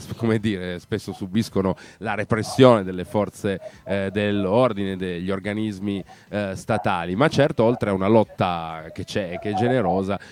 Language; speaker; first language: Italian; native; Italian